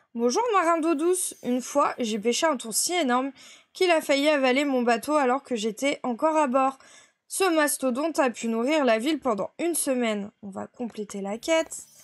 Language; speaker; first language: French; native; French